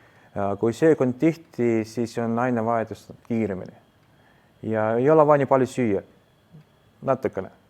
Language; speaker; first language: Estonian; non-native, local second language; Russian